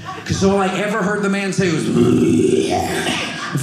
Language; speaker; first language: English; native; English